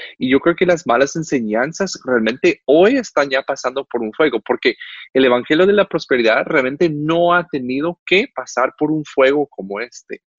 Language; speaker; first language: Spanish; non-native, fluent; English